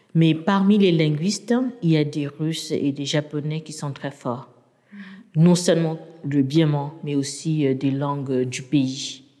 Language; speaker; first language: French; non-native, fluent; Burmese